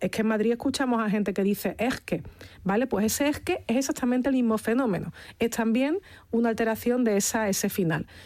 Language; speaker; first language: Spanish; native; Spanish